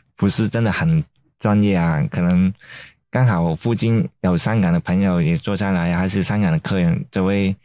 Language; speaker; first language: Chinese; non-native, fluent; Cantonese